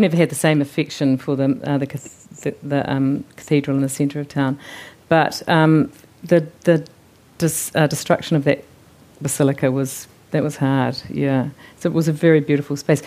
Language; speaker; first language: English; native; English